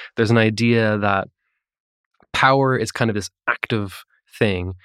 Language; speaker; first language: English; native; English